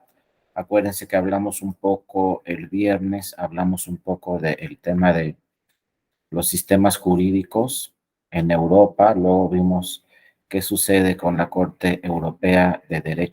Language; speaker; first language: Spanish; native; Spanish